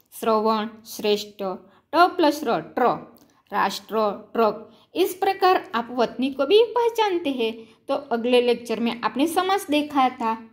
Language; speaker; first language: Hindi; non-native, local second language; Gujarati